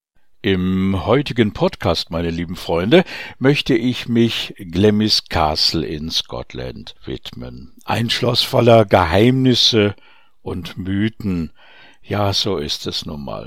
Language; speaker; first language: German; native; German